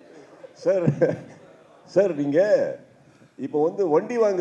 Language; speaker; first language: Tamil; non-native, learner; Kannada